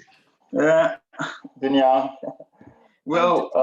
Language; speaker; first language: Welsh; non-native, learner; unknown